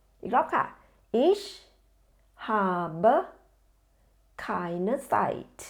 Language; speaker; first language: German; non-native, fluent; Thai